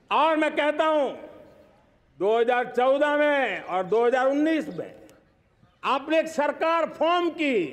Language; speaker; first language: Hindi; non-native, local second language; Gujarati